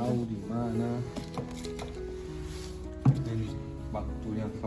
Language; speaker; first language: Indonesian; non-native, learner; Chinese